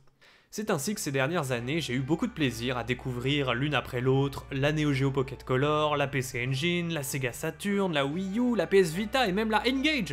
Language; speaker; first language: French; native; French